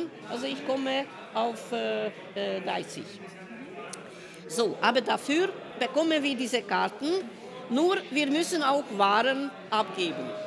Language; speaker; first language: German; non-native, fluent; Hungarian